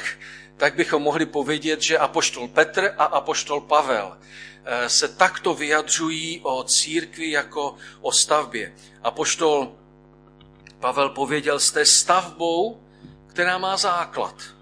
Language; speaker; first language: Czech; native; Czech